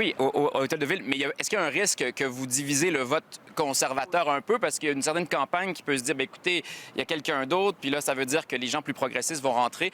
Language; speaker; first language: French; native; French